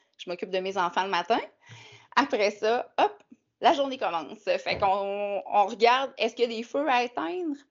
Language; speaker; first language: French; native; French